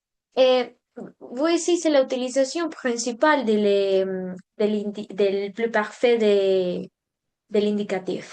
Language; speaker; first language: French; non-native, learner; Spanish